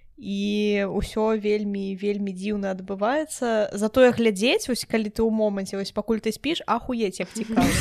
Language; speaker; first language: Belarusian; non-native, local second language; Russian